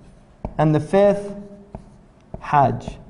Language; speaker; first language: English; native; English